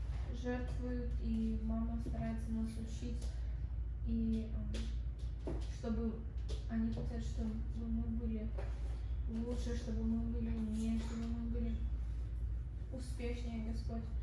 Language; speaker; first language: Russian; early bilingual, heritage; Russian